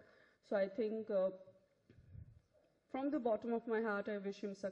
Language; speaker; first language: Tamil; non-native, learner; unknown